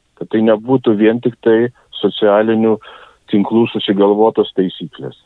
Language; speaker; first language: Lithuanian; native; Lithuanian